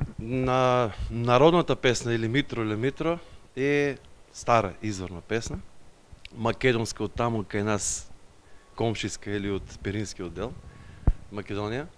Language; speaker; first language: Macedonian; native; Macedonian